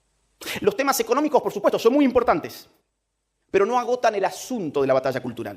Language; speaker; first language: Spanish; native; Spanish